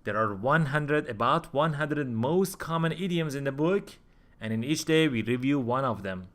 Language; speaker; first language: English; non-native, fluent; Persian